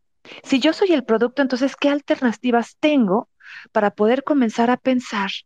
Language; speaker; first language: Spanish; native; Spanish